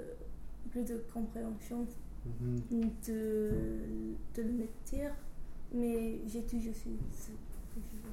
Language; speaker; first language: French; non-native, learner; English